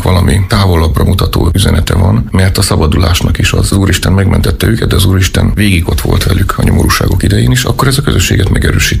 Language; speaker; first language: Hungarian; native; Hungarian